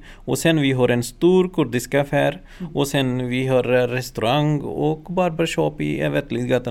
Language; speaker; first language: Swedish; non-native, fluent; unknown